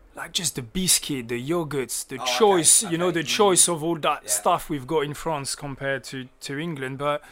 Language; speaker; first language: English; early bilingual, other home language; French